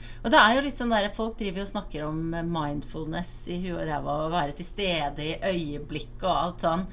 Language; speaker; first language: Norwegian; native; Norwegian